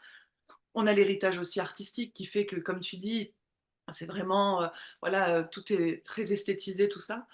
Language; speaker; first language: French; native; French